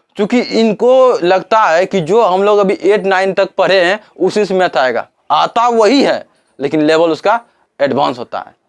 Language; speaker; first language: Hindi; native; Hindi